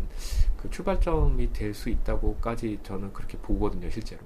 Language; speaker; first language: Korean; native; Korean